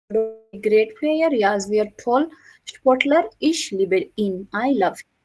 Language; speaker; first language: German; non-native, learner; Hindi